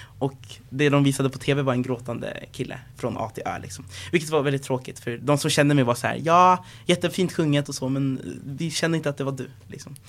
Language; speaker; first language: Swedish; early bilingual, other home language; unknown